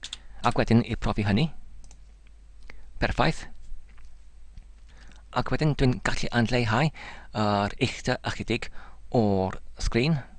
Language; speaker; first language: Welsh; non-native, learner; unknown